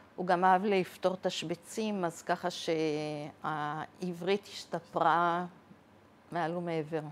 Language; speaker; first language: Hebrew; early bilingual, other home language; Arabic